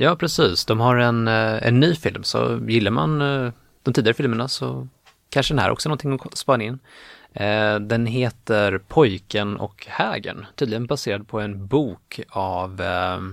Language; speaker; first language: Swedish; native; Swedish